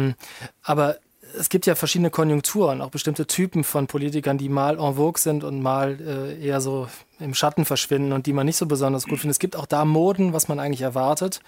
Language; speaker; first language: German; native; German